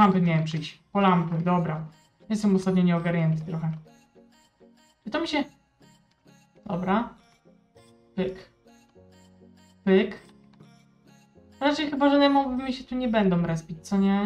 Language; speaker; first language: Polish; native; Polish